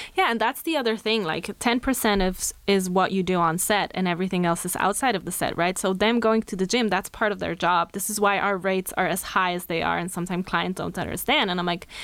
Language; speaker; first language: English; non-native, fluent; Slovenian